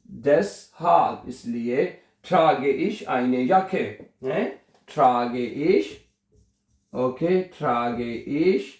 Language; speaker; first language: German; non-native, fluent; Urdu